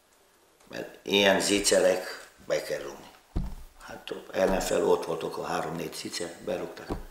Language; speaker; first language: Hungarian; non-native, learner; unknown